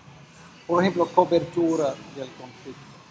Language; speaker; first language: Spanish; non-native, fluent; English